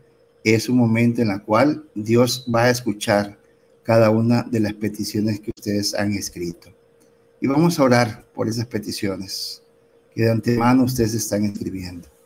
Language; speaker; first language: Spanish; native; Spanish